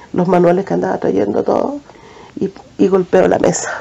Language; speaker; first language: Spanish; native; Spanish